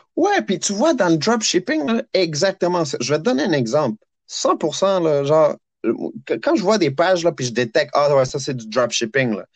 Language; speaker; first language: French; native; French